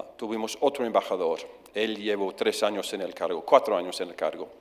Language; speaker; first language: Spanish; non-native, fluent; English